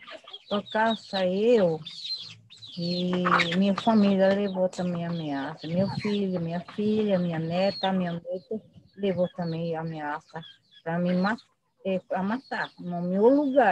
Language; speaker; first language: Portuguese; non-native, local second language; Guarani